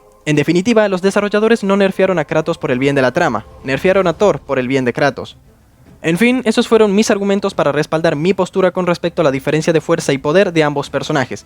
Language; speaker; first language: Spanish; native; Spanish